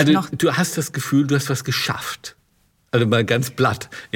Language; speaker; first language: German; native; German